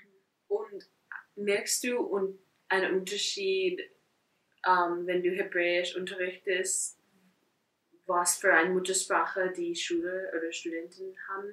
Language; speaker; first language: German; non-native, fluent; English